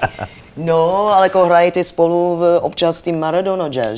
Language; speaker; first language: Czech; non-native, learner; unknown